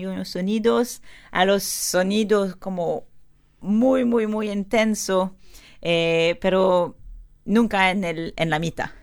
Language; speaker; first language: Spanish; non-native, learner; French